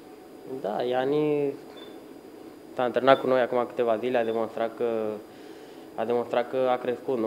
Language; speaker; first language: Romanian; early bilingual, heritage; Romanian